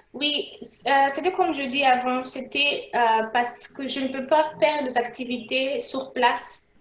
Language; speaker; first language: French; non-native, local second language; Portuguese